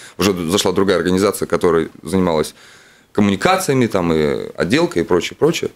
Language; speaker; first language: Russian; native; Russian